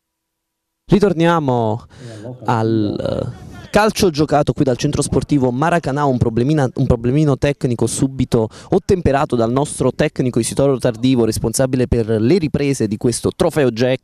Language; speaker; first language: Italian; native; Italian